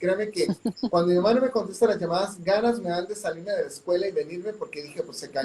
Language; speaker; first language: Spanish; native; Spanish